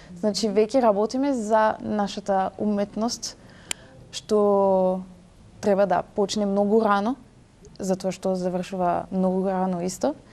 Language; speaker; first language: Macedonian; early bilingual, heritage; French